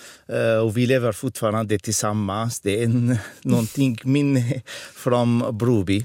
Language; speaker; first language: Swedish; non-native, fluent; Arabic